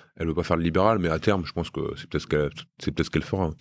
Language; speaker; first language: French; native; French